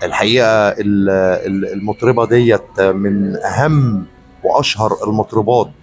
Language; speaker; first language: Arabic; native; Arabic